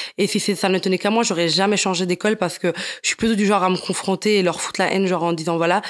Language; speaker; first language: French; non-native, fluent; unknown